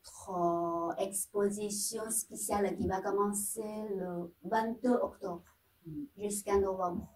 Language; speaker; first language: French; non-native, fluent; Chinese